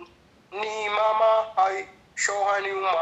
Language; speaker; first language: Chinese; non-native, learner; Amharic